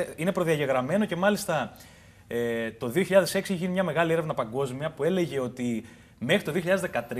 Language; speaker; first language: Greek; native; Greek